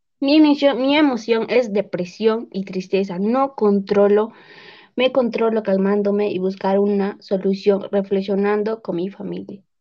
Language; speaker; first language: Spanish; native; Spanish